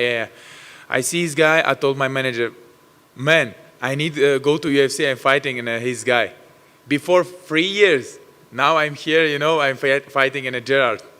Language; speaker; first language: English; non-native, learner; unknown